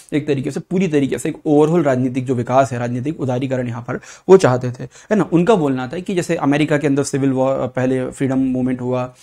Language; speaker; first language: Hindi; native; Hindi